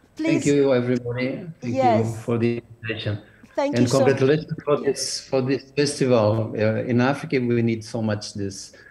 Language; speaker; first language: English; non-native, fluent; Portuguese